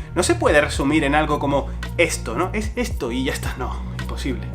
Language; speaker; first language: Spanish; native; Spanish